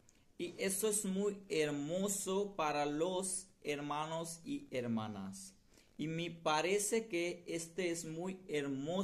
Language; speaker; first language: Spanish; non-native, learner; Hindi